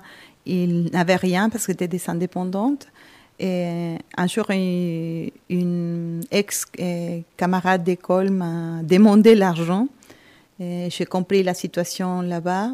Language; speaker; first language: French; non-native, fluent; Spanish